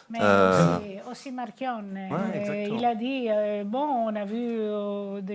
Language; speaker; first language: French; non-native, fluent; Italian